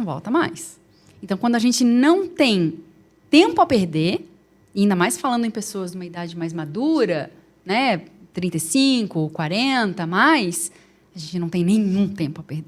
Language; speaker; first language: Portuguese; native; Portuguese